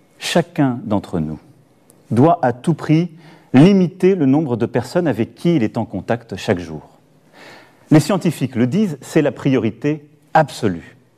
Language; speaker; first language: French; native; French